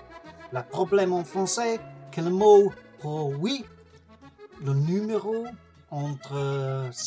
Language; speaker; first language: French; non-native, learner; English